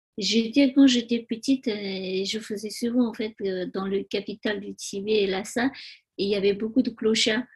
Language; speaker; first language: French; non-native, learner; Tibetan